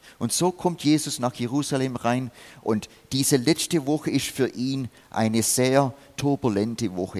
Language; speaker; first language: German; non-native, fluent; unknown